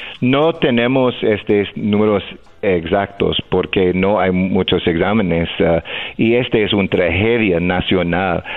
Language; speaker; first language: Spanish; non-native, fluent; English